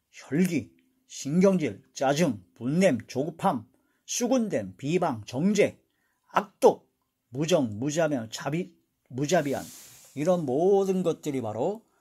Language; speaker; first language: Korean; native; Korean